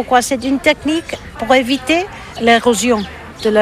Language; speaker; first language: French; non-native, learner; Catalan